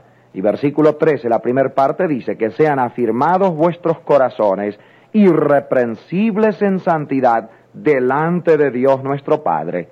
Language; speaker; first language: Spanish; native; Spanish